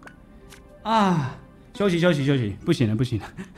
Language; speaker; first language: Chinese; native; Chinese